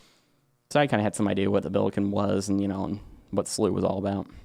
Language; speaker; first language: English; native; English